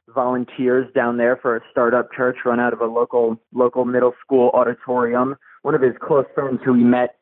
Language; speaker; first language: English; native; English